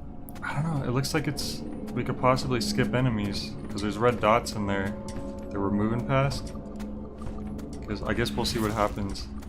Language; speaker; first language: English; native; English